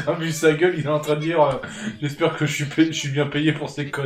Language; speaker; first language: French; native; French